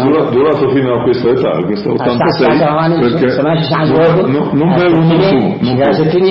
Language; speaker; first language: Italian; early bilingual, heritage; Italian